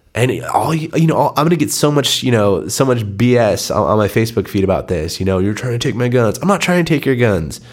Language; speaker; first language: English; native; English